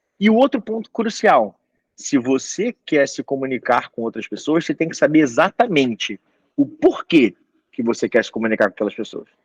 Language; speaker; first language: Portuguese; native; Portuguese